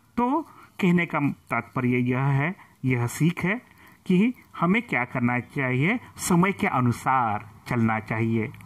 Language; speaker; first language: Hindi; non-native, local second language; Marathi